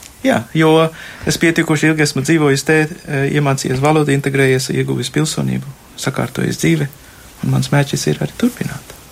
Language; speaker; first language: Latvian; non-native, fluent; Sinhala